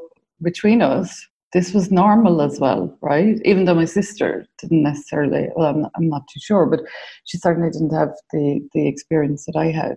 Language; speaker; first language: English; native; English